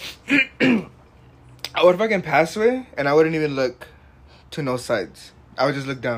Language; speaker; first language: English; early bilingual, other home language; Spanish